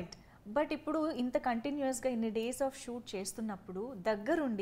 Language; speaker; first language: Telugu; native; Telugu